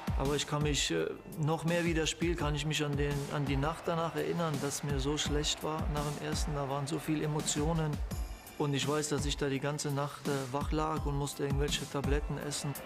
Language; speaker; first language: German; early bilingual, other home language; Polish